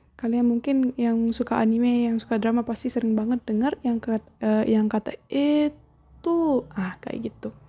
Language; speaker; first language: Indonesian; native; Indonesian